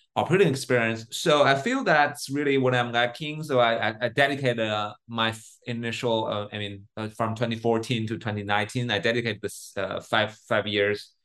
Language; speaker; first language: English; non-native, fluent; Chinese